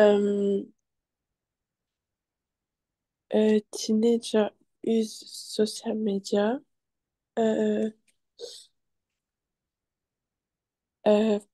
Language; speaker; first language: English; non-native, learner; French